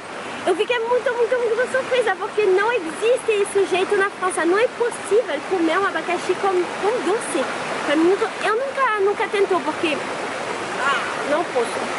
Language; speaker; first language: Portuguese; non-native, fluent; French